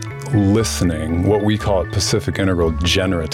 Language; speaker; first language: English; native; English